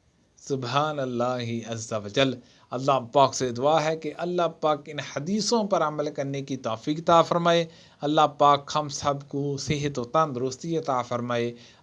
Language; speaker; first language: Urdu; native; Urdu